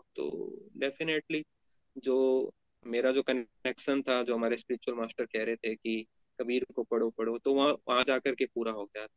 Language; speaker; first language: Hindi; native; Hindi